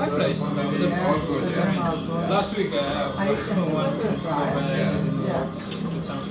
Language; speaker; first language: English; non-native, learner; Romanian